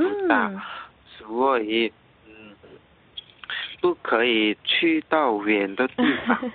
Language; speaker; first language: Chinese; non-native, learner; Korean